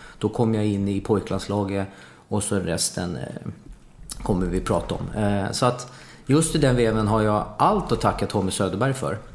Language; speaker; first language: Swedish; native; Swedish